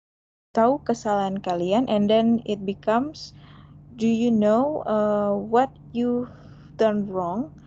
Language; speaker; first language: English; non-native, fluent; Indonesian